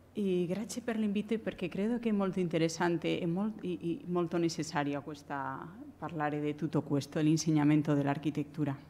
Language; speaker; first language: Italian; non-native, learner; Spanish